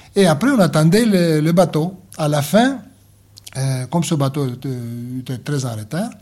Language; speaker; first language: French; non-native, fluent; Greek